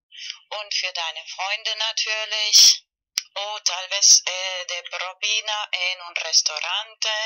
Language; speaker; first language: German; non-native, learner; Spanish